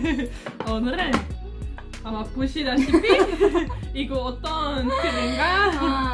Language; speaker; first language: Korean; non-native, fluent; Dutch